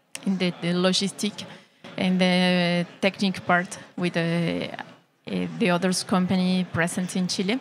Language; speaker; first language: English; non-native, learner; Spanish